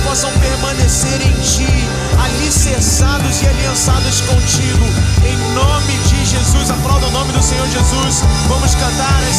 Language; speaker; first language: Portuguese; native; Portuguese